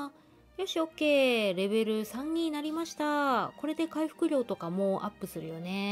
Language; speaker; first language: Japanese; native; Japanese